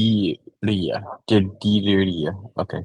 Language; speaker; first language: Spanish; non-native, learner; English